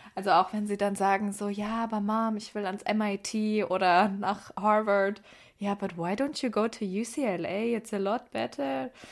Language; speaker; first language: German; early bilingual, other home language; Persian